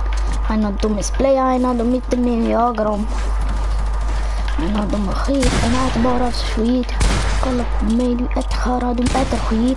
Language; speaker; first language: Swedish; early bilingual, other home language; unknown